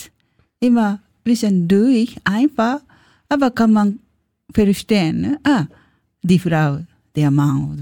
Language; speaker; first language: German; non-native, learner; Japanese